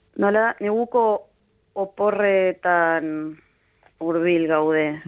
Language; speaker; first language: Basque; non-native, fluent; Spanish